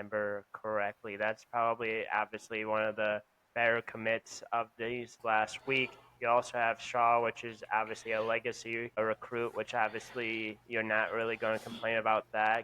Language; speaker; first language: English; native; English